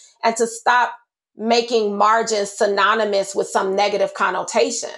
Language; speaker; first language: English; native; English